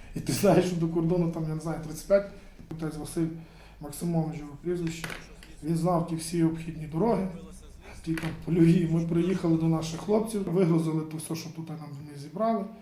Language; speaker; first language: Ukrainian; native; Ukrainian